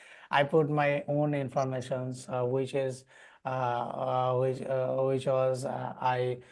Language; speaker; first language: English; non-native, learner; Bangla